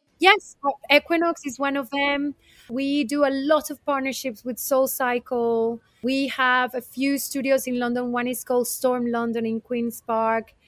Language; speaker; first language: English; non-native, fluent; Spanish